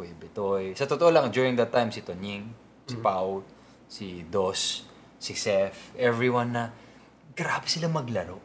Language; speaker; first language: Filipino; native; Filipino